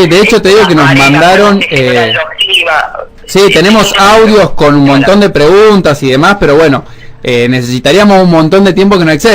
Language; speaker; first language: Spanish; native; Spanish